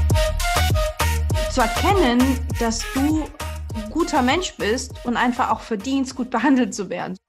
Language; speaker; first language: German; early bilingual, other home language; Portuguese